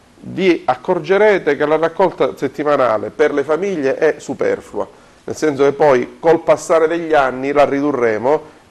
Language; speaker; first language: Italian; native; Italian